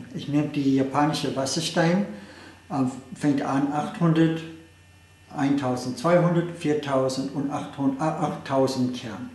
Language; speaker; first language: German; non-native, fluent; English